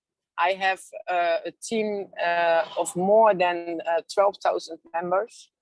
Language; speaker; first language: English; non-native, learner; Dutch